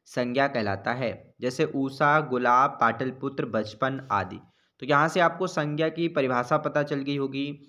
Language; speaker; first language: Hindi; native; Hindi